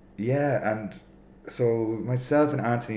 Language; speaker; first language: English; native; English